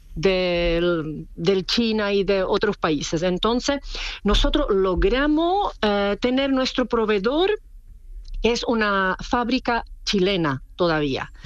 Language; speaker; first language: Spanish; non-native, fluent; Czech